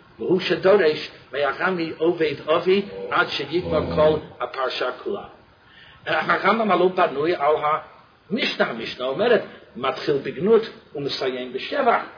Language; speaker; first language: Hebrew; non-native, fluent; English